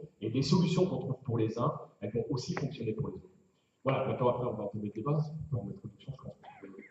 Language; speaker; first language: French; native; French